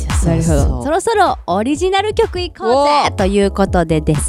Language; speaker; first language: Japanese; native; Japanese